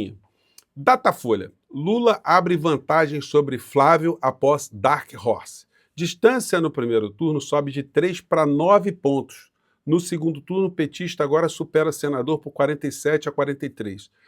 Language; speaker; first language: Portuguese; native; Portuguese